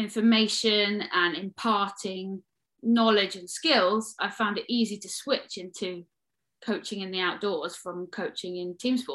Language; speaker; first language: English; native; English